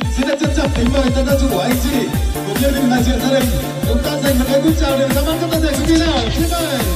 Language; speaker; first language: Vietnamese; non-native, local second language; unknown